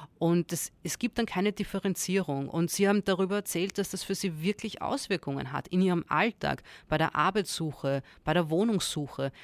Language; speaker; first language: German; early bilingual, other home language; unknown